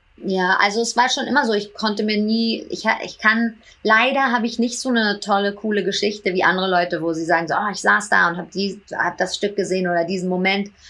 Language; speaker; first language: German; early bilingual, heritage; German